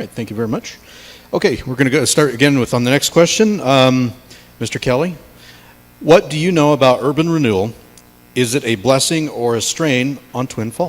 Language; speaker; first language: English; native; English